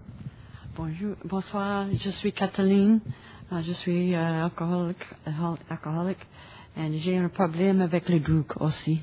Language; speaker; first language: French; non-native, learner; English